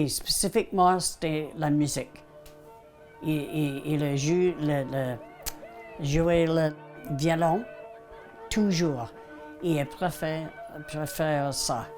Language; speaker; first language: French; non-native, local second language; English